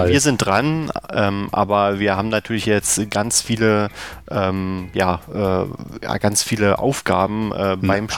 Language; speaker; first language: German; native; German